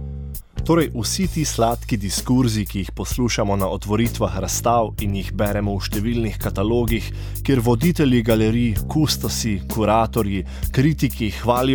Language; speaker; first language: Slovenian; native; Slovenian